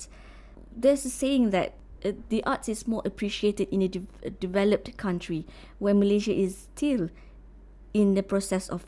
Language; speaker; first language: English; non-native, local second language; Malay